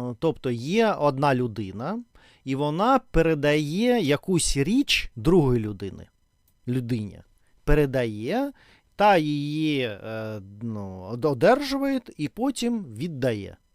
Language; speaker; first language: Ukrainian; non-native, learner; Russian